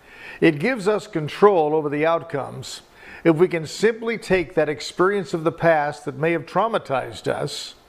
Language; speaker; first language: English; native; English